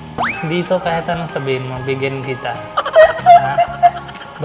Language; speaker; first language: Filipino; non-native, learner; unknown